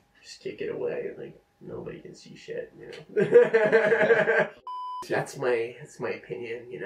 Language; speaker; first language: English; non-native, fluent; Czech